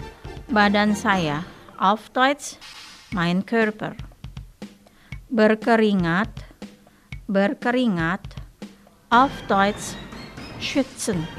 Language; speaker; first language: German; non-native, fluent; Indonesian